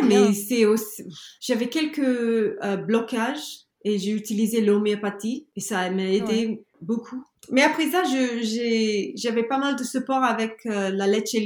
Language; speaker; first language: French; non-native, learner; English